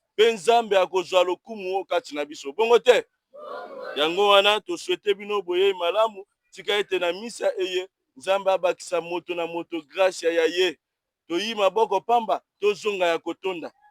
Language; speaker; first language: Lingala; native; Lingala